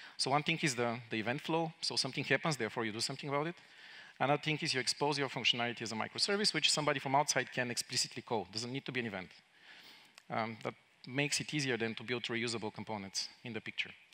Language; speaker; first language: English; non-native, fluent; Bulgarian